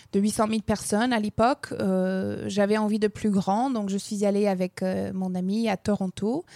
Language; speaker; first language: French; non-native, fluent; English